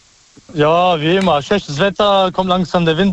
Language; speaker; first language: German; early bilingual, other home language; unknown